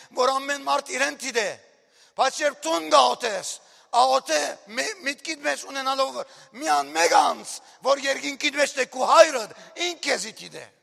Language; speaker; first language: Armenian; early bilingual, heritage; Armenian